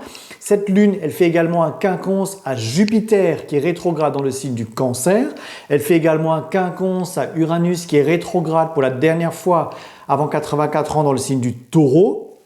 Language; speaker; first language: French; native; French